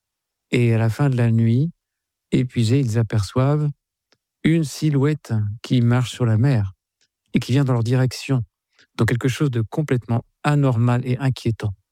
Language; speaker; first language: French; native; French